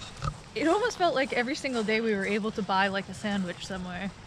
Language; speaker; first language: English; native; English